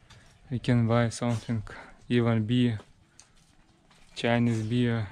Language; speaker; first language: English; non-native, learner; Russian